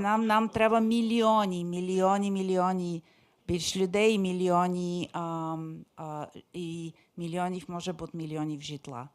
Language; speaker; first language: Ukrainian; non-native, fluent; English